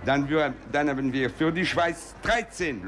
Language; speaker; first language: German; non-native, local second language; Italian